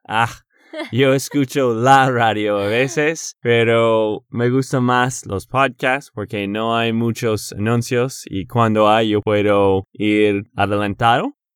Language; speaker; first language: Spanish; non-native, fluent; English